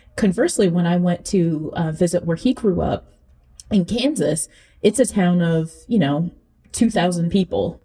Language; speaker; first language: English; early bilingual, other home language; Akan